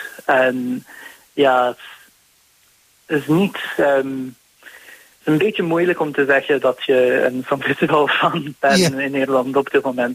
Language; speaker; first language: Dutch; non-native, fluent; English